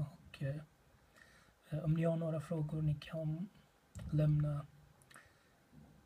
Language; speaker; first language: Swedish; non-native, learner; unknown